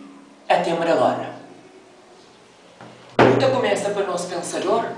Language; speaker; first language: Portuguese; non-native, local second language; Kabuverdianu